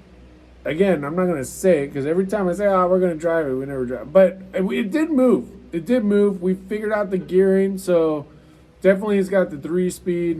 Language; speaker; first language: English; native; English